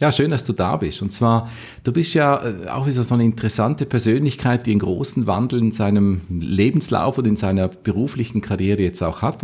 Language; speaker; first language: German; native; German